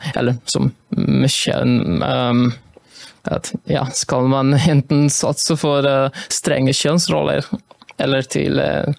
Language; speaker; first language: Norwegian; non-native, fluent; Polish